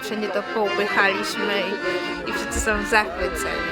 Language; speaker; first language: Polish; native; Polish